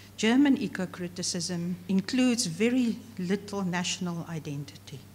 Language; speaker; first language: English; non-native, local second language; Afrikaans